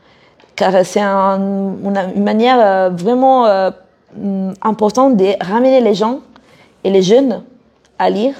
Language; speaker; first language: French; non-native, fluent; Italian